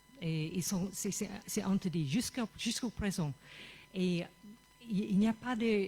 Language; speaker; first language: French; non-native, fluent; English